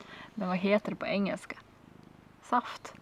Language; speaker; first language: Swedish; native; Swedish